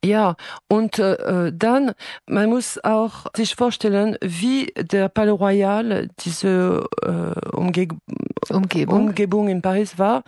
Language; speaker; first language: German; non-native, fluent; French